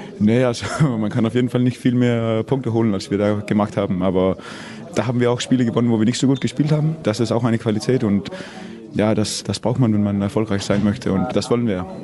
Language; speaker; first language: German; non-native, fluent; Danish